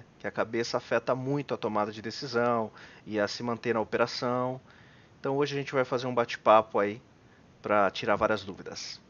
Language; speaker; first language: Portuguese; native; Portuguese